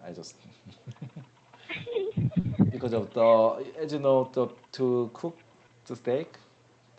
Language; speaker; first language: English; non-native, learner; Korean